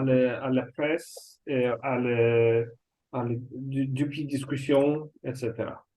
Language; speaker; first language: French; non-native, learner; Russian